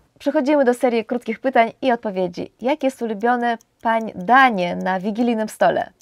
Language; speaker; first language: Polish; native; Polish